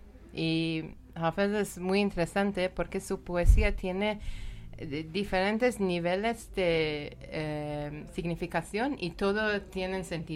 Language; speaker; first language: Spanish; non-native, learner; Persian